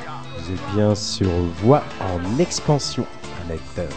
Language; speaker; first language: French; native; French